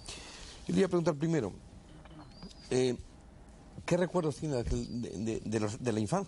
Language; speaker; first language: Spanish; native; Spanish